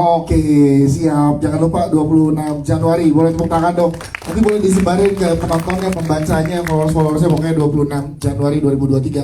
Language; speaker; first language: Indonesian; native; Indonesian